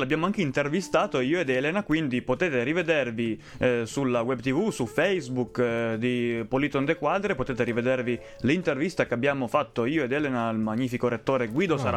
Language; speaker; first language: Italian; native; Italian